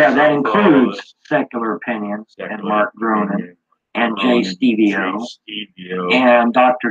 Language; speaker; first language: English; native; English